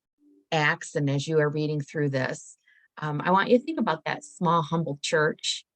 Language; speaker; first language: English; native; English